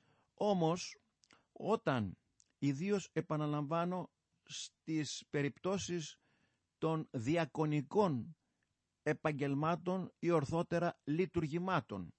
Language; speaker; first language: Greek; native; Greek